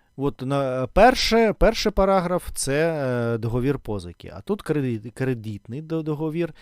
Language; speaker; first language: Ukrainian; non-native, local second language; Russian